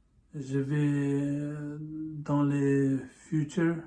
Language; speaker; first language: French; non-native, learner; Tibetan